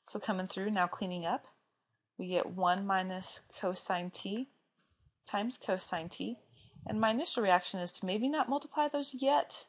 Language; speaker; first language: English; native; English